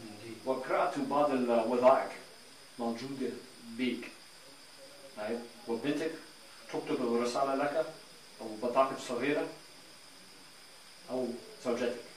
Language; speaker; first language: Arabic; non-native, fluent; English